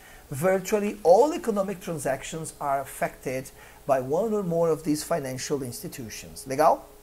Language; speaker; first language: English; non-native, fluent; Portuguese